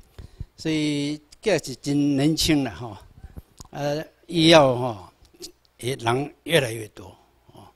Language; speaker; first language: Chinese; non-native, local second language; Min Nan Chinese